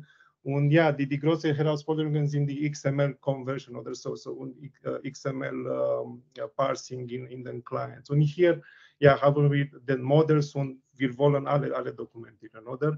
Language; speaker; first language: German; non-native, learner; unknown